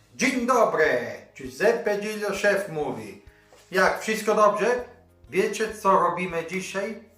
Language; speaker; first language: Polish; non-native, learner; Italian